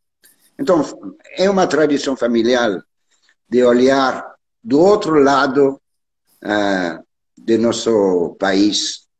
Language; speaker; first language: Portuguese; non-native, learner; French